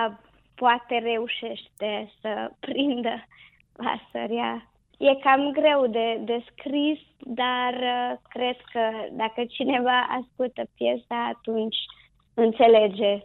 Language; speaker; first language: Romanian; non-native, local second language; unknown